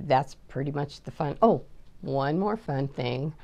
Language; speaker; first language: English; native; English